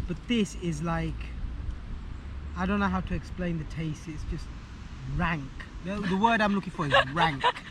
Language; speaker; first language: English; native; English